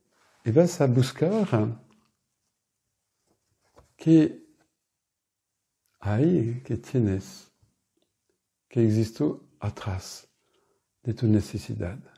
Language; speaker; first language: Spanish; non-native, fluent; French